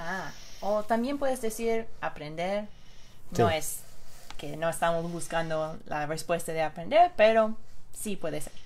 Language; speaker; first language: Spanish; non-native, fluent; English